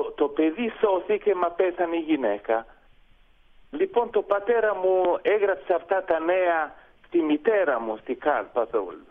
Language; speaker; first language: Greek; non-native, fluent; Italian